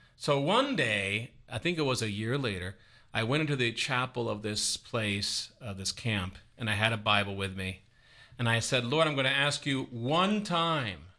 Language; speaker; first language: English; native; English